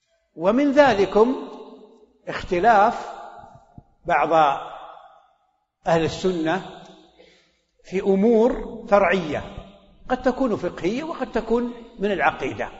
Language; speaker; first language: Arabic; native; Arabic